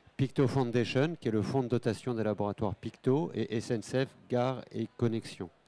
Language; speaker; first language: French; native; French